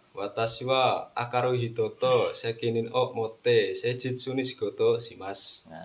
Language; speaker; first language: Japanese; non-native, learner; Indonesian